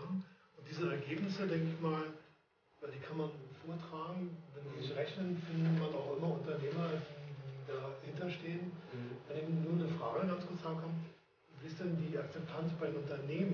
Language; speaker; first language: German; native; German